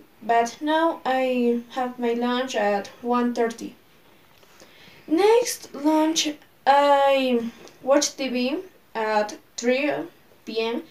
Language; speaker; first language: English; non-native, learner; Spanish